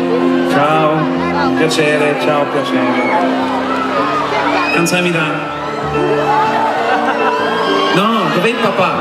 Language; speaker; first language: Italian; non-native, fluent; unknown